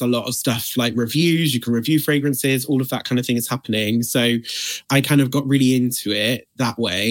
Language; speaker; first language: English; native; English